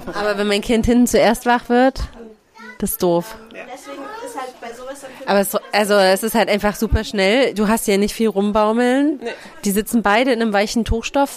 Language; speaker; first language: German; native; German